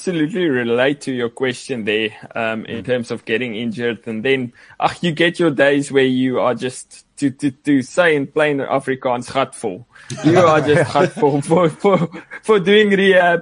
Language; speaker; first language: English; non-native, local second language; Afrikaans